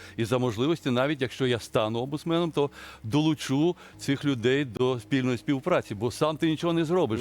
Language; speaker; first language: Ukrainian; native; Ukrainian